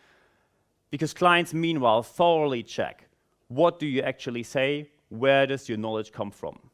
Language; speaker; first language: English; non-native, fluent; German